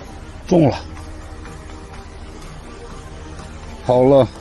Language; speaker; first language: Chinese; native; Chinese